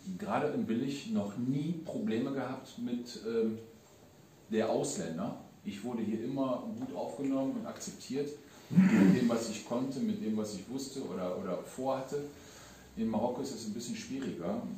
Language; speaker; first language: German; early bilingual, other home language; Riffian